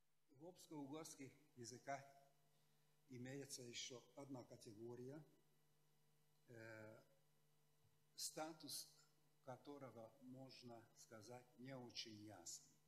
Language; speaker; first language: Russian; non-native, fluent; Hungarian